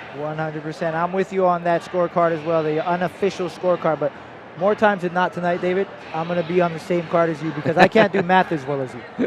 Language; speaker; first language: English; native; English